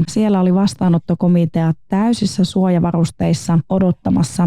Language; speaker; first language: Finnish; native; Finnish